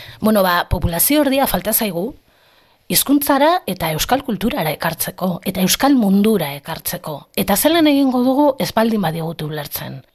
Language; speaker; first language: Basque; non-native, local second language; Spanish